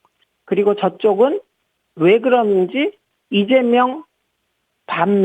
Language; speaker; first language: Korean; native; Korean